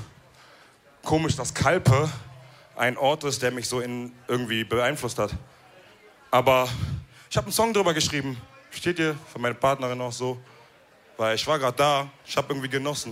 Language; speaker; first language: German; early bilingual, other home language; Wolof